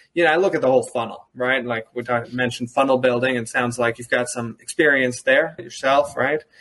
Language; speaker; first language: English; early bilingual, other home language; German